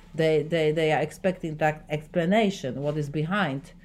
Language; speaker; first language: English; non-native, fluent; Polish